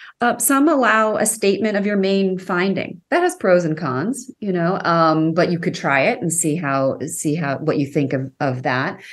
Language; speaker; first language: English; native; English